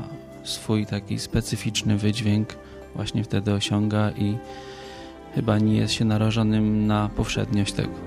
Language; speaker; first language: Polish; native; Polish